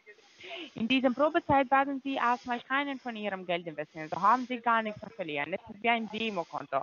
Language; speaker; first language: German; non-native, fluent; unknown